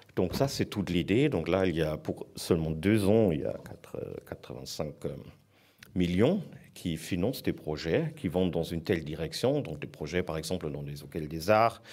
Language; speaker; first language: French; non-native, fluent; German